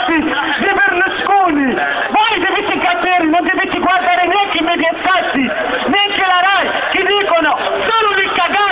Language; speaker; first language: Italian; non-native, learner; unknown